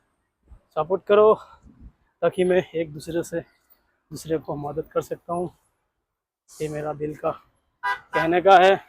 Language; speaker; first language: Hindi; non-native, local second language; Rangpuri